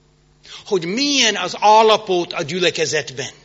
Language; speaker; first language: Hungarian; non-native, fluent; English